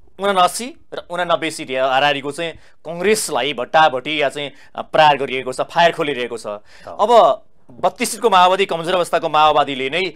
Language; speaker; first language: Nepali; native; Nepali